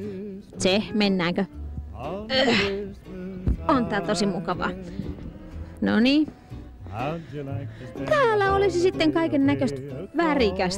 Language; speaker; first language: Finnish; native; Finnish